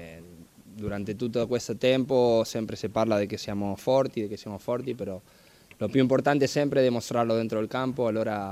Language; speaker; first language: Italian; non-native, fluent; Spanish